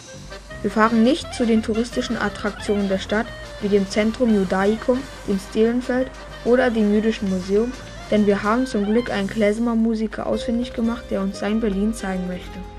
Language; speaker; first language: German; native; German